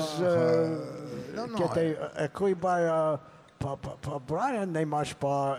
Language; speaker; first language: French; non-native, learner; English